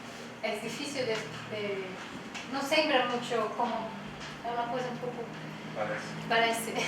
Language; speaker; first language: Spanish; non-native, learner; Portuguese